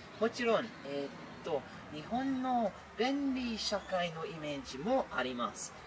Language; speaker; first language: Japanese; non-native, learner; English